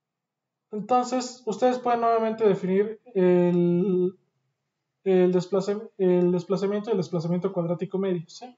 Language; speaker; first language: Spanish; native; Spanish